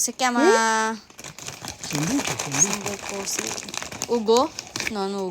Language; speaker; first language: Italian; non-native, learner; Filipino